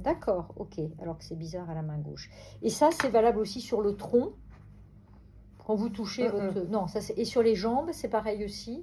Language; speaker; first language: French; native; French